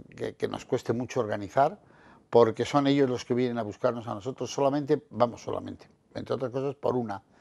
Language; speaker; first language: Spanish; native; Spanish